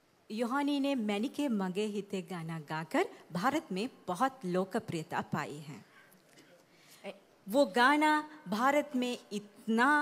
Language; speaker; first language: Hindi; non-native, fluent; Sinhala